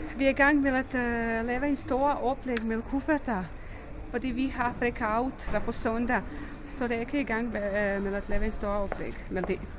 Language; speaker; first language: Danish; non-native, fluent; Bosnian